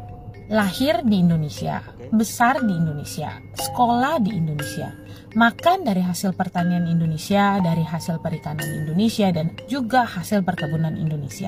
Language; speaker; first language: Indonesian; non-native, local second language; Tamil